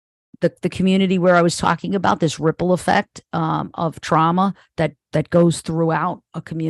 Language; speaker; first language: English; native; English